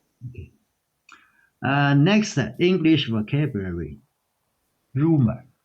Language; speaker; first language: English; non-native, learner; Chinese